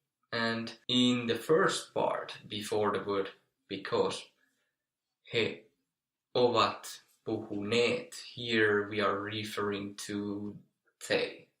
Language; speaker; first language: English; non-native, fluent; Finnish